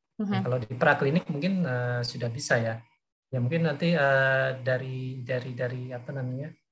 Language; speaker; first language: Indonesian; native; Indonesian